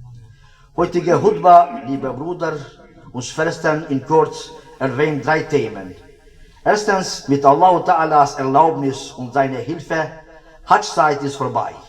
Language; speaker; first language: German; non-native, learner; Albanian